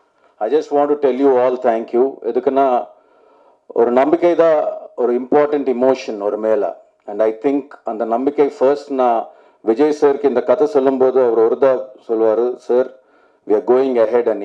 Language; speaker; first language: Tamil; non-native, learner; Telugu